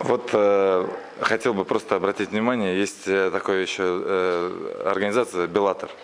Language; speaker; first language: Russian; native; Russian